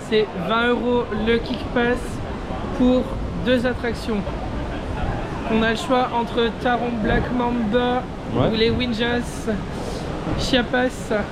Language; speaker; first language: French; native; French